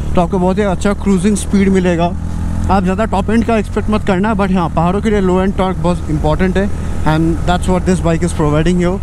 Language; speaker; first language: Hindi; non-native, local second language; Bangla